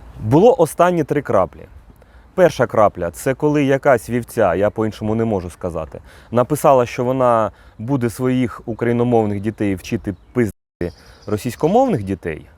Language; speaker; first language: Ukrainian; native; Ukrainian